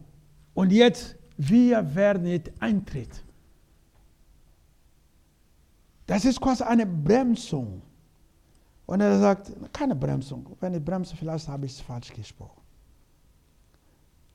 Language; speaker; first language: German; non-native, learner; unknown